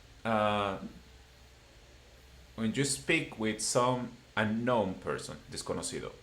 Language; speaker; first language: English; non-native, fluent; Spanish